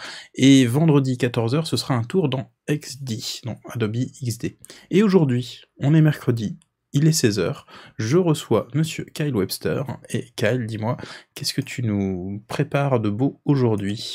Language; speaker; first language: French; native; French